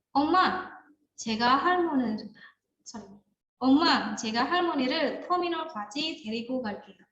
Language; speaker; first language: Korean; non-native, fluent; Indonesian